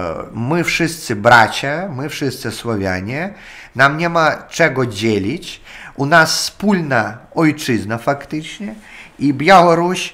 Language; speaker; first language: Polish; non-native, learner; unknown